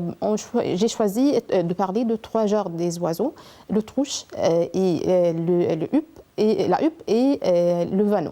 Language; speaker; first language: French; non-native, learner; Arabic